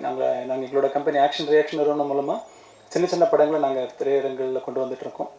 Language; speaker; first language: Tamil; native; Tamil